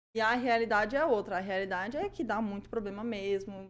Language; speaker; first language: Portuguese; native; Portuguese